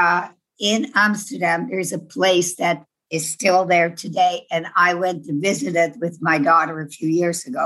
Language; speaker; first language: English; non-native, fluent; Dutch